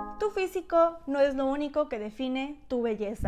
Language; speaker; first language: Spanish; native; Spanish